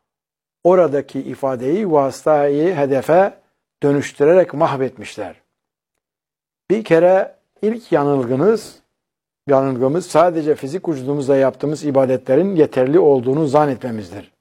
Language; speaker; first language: Turkish; native; Turkish